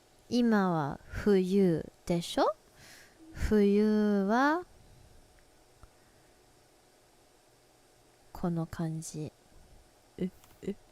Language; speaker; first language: Japanese; non-native, learner; English